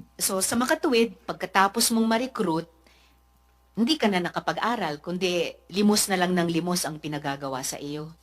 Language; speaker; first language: Filipino; native; Filipino